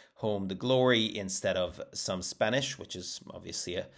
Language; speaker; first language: English; native; English